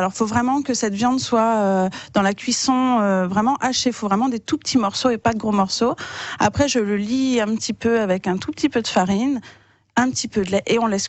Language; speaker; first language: French; native; French